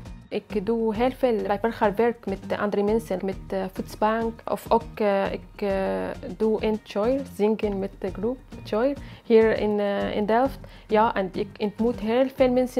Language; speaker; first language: Dutch; non-native, learner; Arabic